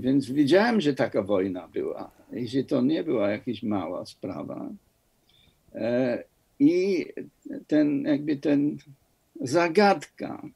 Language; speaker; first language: Polish; non-native, fluent; English